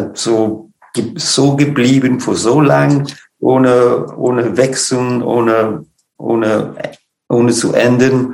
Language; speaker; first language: German; non-native, fluent; English